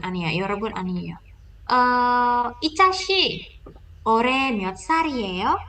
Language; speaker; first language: Korean; non-native, fluent; Indonesian